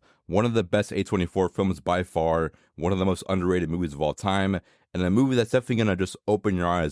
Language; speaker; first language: English; native; English